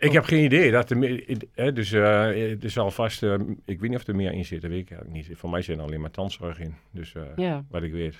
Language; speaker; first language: Dutch; native; Dutch